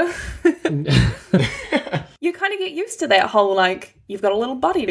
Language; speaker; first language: English; native; English